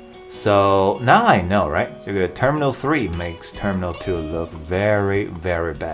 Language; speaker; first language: English; non-native, fluent; Chinese